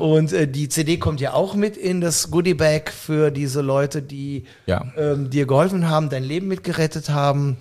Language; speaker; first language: German; native; German